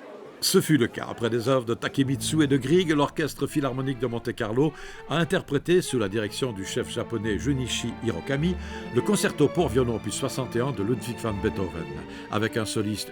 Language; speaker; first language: French; native; French